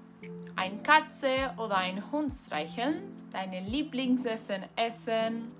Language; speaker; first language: German; non-native, learner; Spanish